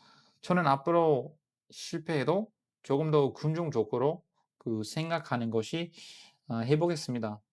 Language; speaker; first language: Korean; non-native, fluent; English